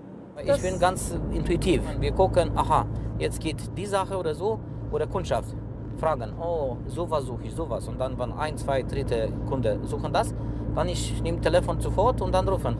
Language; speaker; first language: German; non-native, learner; Polish